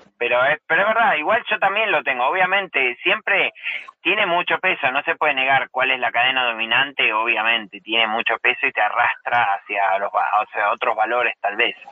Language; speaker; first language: Spanish; native; Spanish